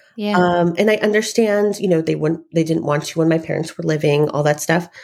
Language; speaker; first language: English; native; English